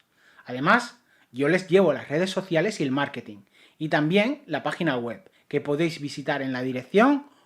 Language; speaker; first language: Spanish; native; Spanish